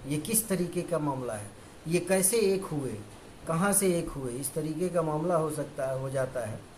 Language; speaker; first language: Hindi; native; Hindi